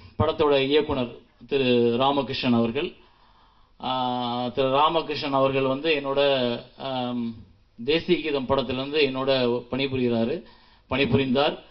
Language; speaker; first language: Tamil; native; Tamil